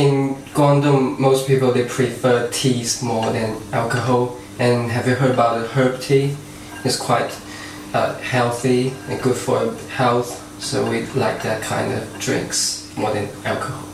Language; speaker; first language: English; non-native, fluent; Chinese